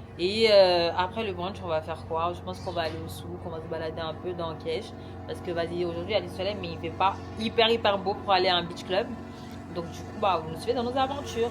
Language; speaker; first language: French; native; French